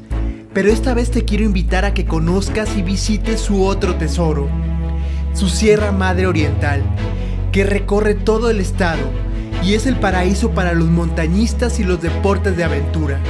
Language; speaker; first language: Spanish; native; Spanish